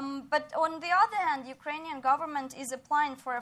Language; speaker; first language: English; non-native, fluent; Ukrainian